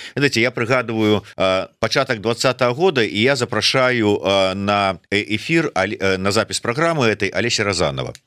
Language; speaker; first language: Belarusian; native; Belarusian